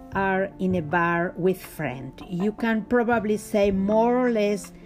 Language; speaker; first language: English; non-native, learner; Spanish